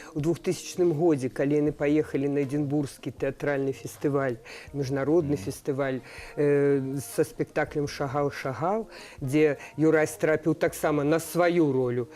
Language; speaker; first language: Belarusian; native; Belarusian